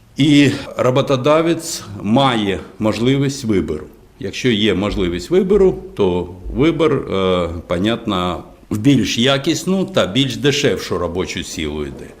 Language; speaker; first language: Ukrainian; non-native, local second language; Russian